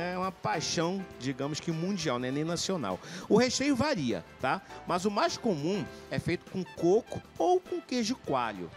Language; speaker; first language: Portuguese; native; Portuguese